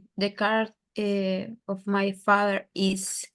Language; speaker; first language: English; non-native, learner; Spanish